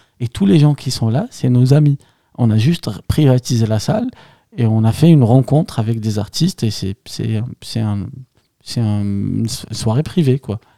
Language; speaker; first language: French; non-native, local second language; Arabic